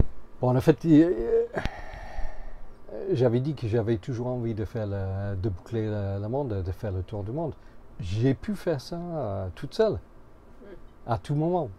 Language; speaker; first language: French; non-native, fluent; English